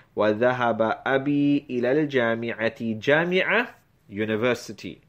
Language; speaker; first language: Arabic; non-native, fluent; English